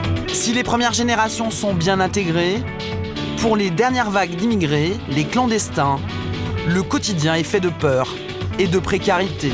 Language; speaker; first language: French; native; French